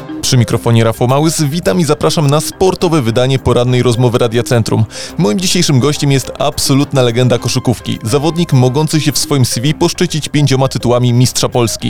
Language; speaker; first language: Polish; native; Polish